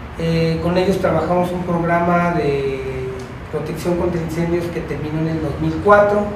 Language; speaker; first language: Spanish; native; Spanish